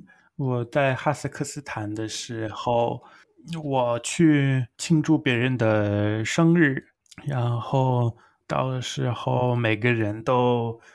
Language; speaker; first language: Chinese; non-native, fluent; English